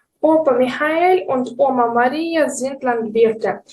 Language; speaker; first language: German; non-native, fluent; Ukrainian